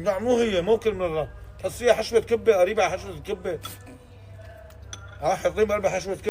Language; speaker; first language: Arabic; native; Arabic